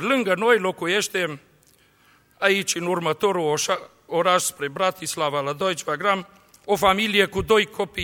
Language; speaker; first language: Romanian; native; Romanian